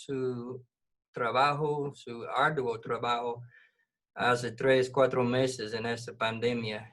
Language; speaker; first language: Spanish; non-native, fluent; English